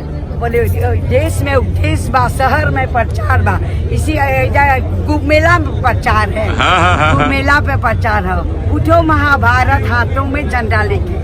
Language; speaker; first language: Hindi; early bilingual, heritage; Bhojpuri